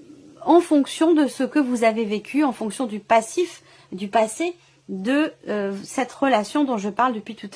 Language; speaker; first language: French; native; French